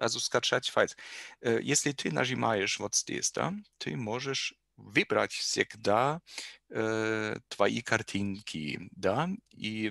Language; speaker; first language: Russian; non-native, learner; German